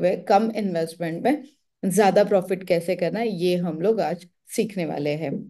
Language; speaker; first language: Hindi; non-native, local second language; Marathi